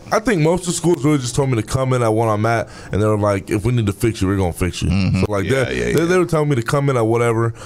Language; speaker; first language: English; native; English